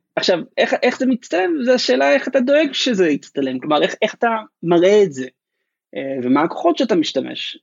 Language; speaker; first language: Hebrew; native; Hebrew